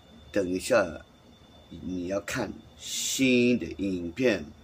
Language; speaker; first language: Chinese; non-native, fluent; English